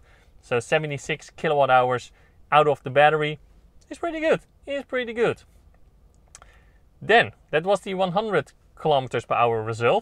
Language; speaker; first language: English; non-native, fluent; Dutch